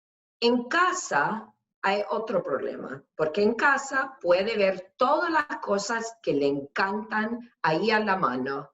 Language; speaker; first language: Spanish; non-native, fluent; English